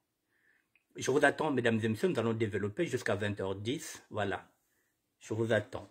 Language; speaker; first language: French; non-native, local second language; Lingala